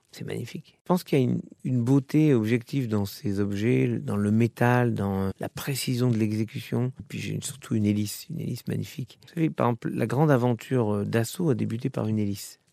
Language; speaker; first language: French; native; French